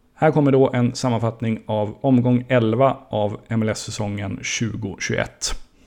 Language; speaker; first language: Swedish; native; Swedish